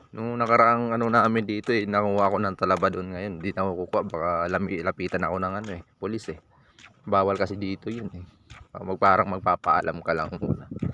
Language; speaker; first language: Filipino; native; Filipino